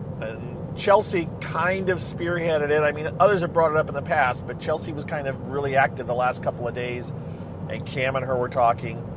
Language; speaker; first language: English; native; English